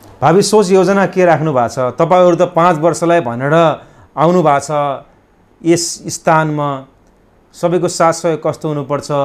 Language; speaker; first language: Nepali; native; Nepali